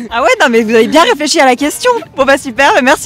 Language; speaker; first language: French; native; French